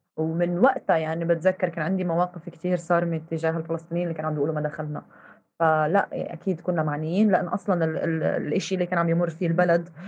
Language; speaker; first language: Arabic; native; Arabic